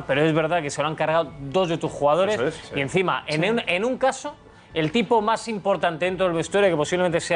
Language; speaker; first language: Spanish; native; Spanish